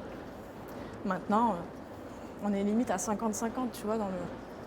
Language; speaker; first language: French; native; French